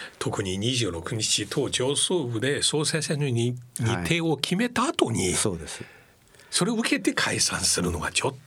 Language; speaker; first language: Japanese; non-native, fluent; Chinese